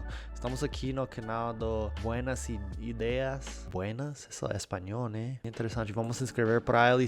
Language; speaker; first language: Portuguese; non-native, learner; English